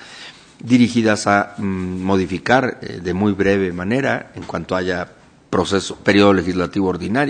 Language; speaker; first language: Spanish; native; Spanish